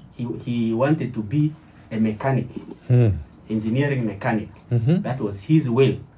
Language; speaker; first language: English; non-native, learner; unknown